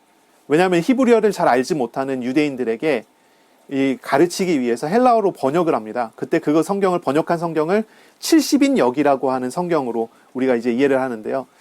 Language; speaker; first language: Korean; native; Korean